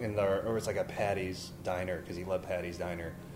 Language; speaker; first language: English; native; English